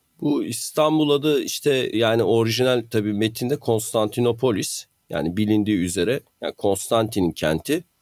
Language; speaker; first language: Turkish; native; Turkish